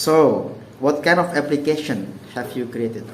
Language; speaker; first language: English; non-native, learner; Indonesian